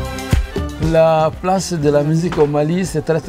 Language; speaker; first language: French; non-native, local second language; Bambara